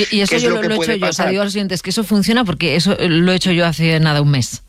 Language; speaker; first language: Spanish; native; Spanish